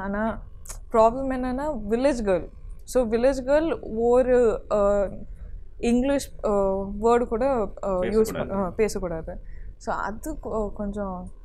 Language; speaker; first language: Tamil; non-native, learner; Kodava